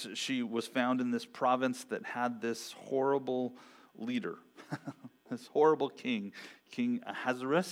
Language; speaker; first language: English; native; English